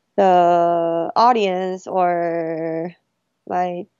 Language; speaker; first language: English; early bilingual, other home language; Korean